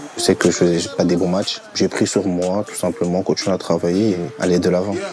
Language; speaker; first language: French; native; French